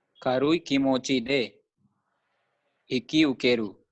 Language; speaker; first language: Japanese; non-native, learner; Hindi